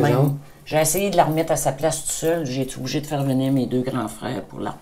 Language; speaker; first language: French; native; French